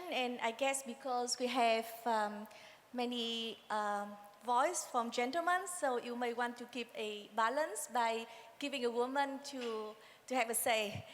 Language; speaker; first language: English; non-native, fluent; Vietnamese